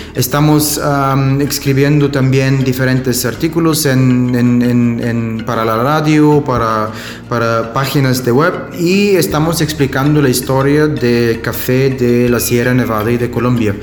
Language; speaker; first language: Spanish; non-native, learner; German